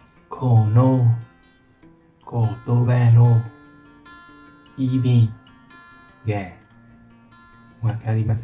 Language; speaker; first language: Japanese; non-native, learner; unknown